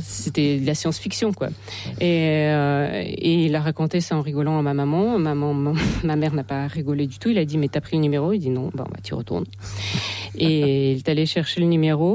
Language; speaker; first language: French; non-native, fluent; Russian